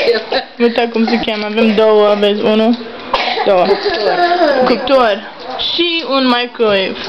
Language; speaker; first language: Romanian; early bilingual, heritage; Romanian